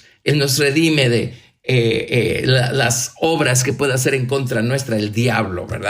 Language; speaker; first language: Spanish; native; Spanish